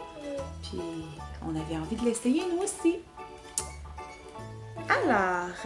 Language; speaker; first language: French; native; French